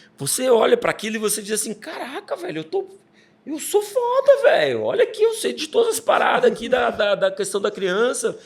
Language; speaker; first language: Portuguese; native; Portuguese